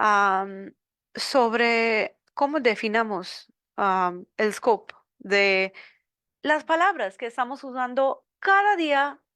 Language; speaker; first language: Spanish; non-native, learner; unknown